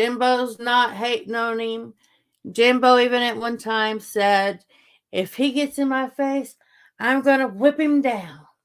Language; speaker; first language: English; native; English